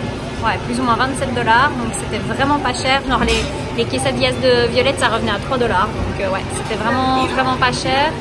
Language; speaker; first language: French; native; French